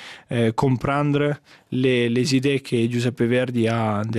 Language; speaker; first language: French; non-native, learner; Italian